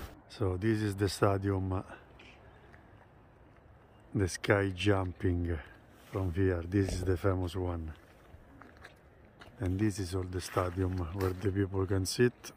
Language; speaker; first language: English; non-native, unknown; Italian